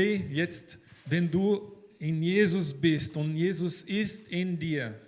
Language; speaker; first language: German; non-native, fluent; Portuguese